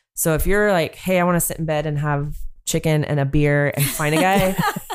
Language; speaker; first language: English; native; English